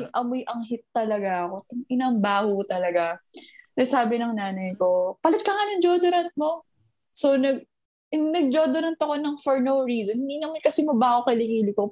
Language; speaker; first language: Filipino; early bilingual, heritage; Filipino